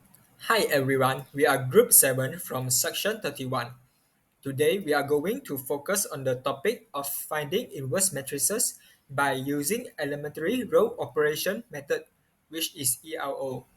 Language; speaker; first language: English; non-native, local second language; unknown